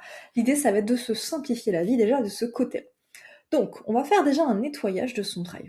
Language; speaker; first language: French; native; French